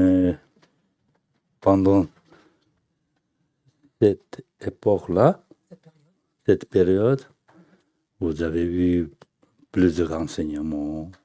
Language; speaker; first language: French; non-native, fluent; Tibetan